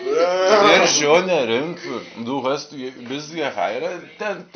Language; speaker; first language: German; non-native, learner; Lithuanian